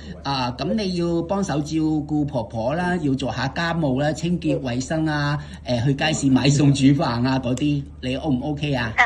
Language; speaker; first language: Cantonese; native; Cantonese